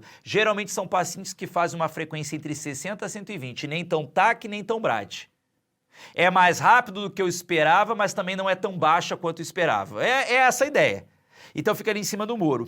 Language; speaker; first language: Portuguese; native; Portuguese